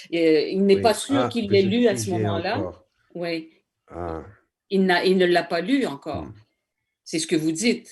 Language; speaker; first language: French; native; French